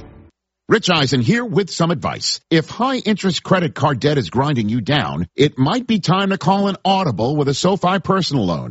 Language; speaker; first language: English; native; English